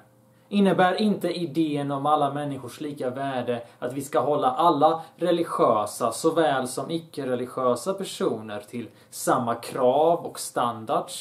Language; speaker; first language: Swedish; early bilingual, other home language; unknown